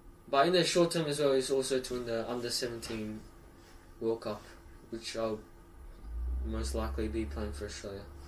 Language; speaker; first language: English; early bilingual, other home language; Japanese